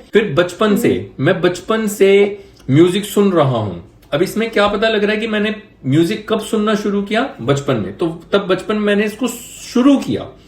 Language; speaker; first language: Hindi; native; Hindi